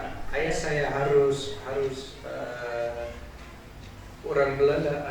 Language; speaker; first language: Indonesian; non-native, learner; Dutch